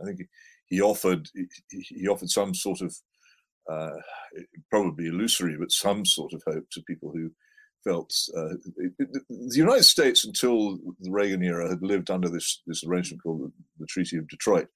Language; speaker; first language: English; native; English